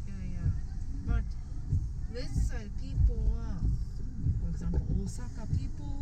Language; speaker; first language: English; non-native, learner; Japanese